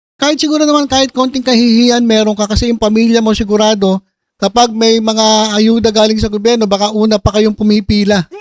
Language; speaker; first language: Filipino; native; Filipino